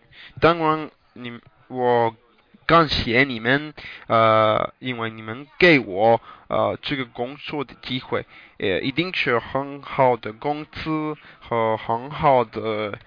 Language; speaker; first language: Chinese; non-native, learner; English